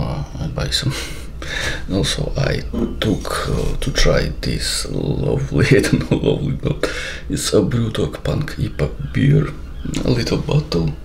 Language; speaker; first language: English; non-native, learner; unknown